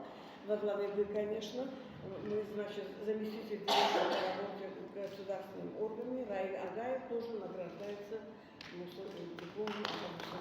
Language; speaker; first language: Russian; non-native, local second language; Azerbaijani